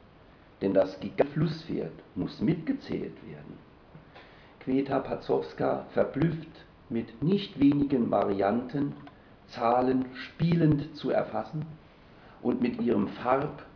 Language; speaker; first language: German; native; German